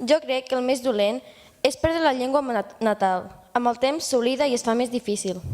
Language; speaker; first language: Catalan; early bilingual, other home language; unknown